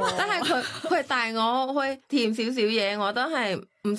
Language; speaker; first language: Cantonese; non-native, learner; Thai